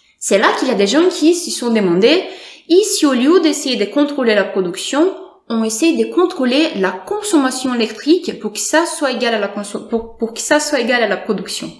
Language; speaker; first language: French; non-native, fluent; Portuguese